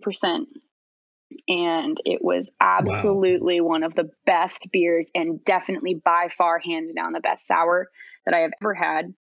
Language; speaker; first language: English; native; English